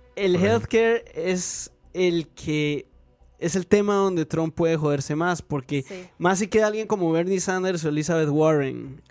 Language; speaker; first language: Spanish; native; Spanish